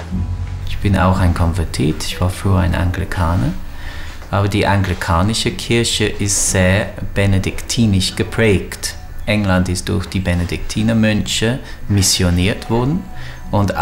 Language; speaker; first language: German; non-native, fluent; English